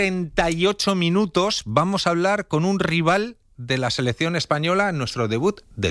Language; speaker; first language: Spanish; native; Spanish